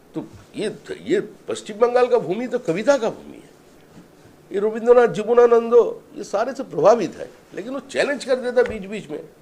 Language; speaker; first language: Hindi; non-native, local second language; Bangla